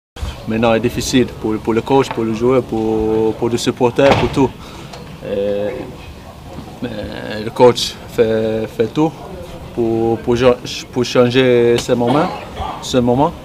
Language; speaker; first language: French; non-native, learner; Dutch